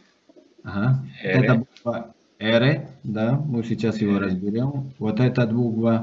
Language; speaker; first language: Russian; non-native, fluent; Spanish